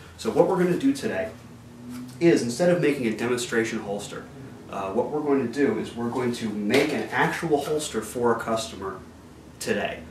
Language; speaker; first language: English; native; English